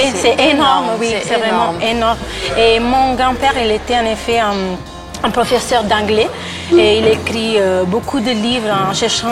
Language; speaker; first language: French; non-native, fluent; Italian